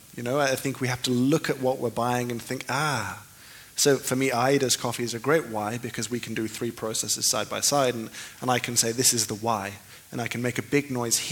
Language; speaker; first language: English; native; English